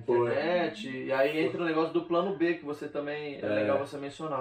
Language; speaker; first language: Portuguese; native; Portuguese